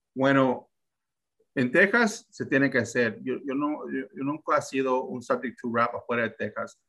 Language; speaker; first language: Spanish; early bilingual, heritage; Spanish